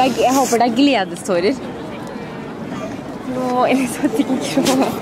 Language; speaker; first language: Norwegian; native; Norwegian